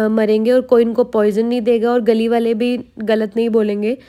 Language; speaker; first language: Hindi; native; Hindi